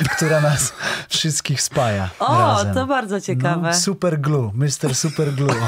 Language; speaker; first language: Polish; native; Polish